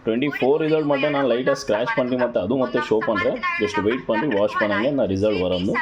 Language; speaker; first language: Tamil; non-native, learner; Kannada